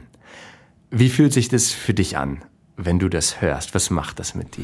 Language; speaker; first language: German; native; German